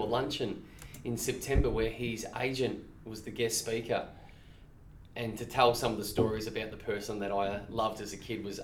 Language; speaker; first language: English; native; English